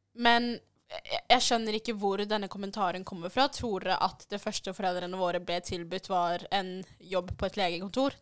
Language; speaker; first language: Norwegian; early bilingual, other home language; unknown